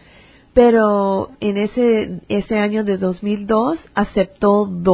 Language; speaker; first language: Spanish; early bilingual, heritage; English